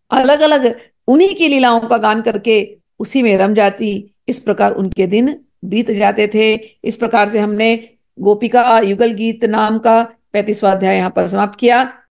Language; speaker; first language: Hindi; native; Hindi